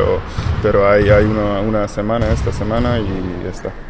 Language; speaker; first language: Spanish; non-native, learner; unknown